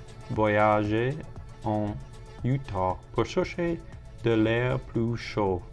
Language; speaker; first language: French; non-native, learner; English